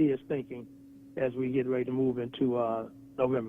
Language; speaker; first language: English; native; English